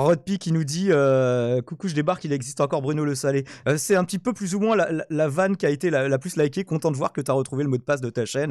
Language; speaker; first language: French; native; French